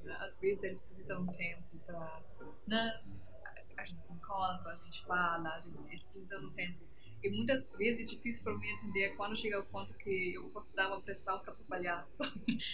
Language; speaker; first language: Portuguese; non-native, fluent; German